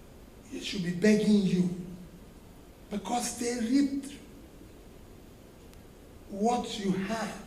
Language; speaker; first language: English; non-native, local second language; Igbo